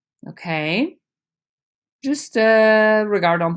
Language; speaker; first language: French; non-native, fluent; English